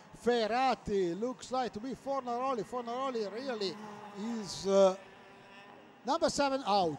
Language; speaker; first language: English; non-native, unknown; Italian